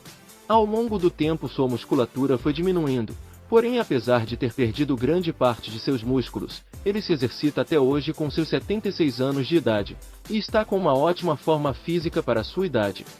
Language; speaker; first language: Portuguese; native; Portuguese